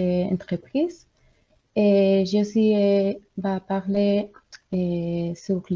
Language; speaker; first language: French; non-native, learner; Spanish